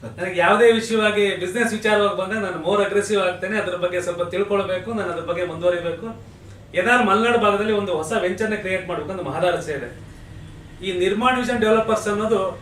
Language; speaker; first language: Kannada; native; Kannada